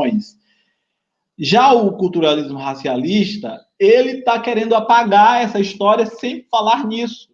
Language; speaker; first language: Portuguese; native; Portuguese